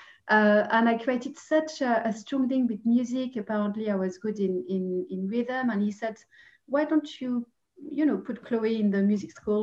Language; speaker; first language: English; non-native, fluent; French